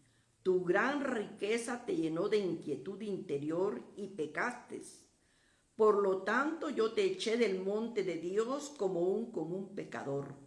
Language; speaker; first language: Spanish; native; Spanish